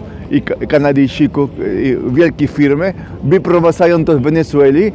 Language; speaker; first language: Polish; non-native, fluent; Spanish